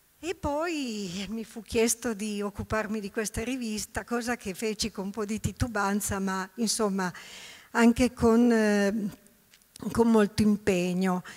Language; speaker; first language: Italian; native; Italian